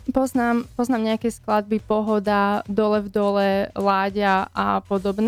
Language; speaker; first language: Slovak; native; Slovak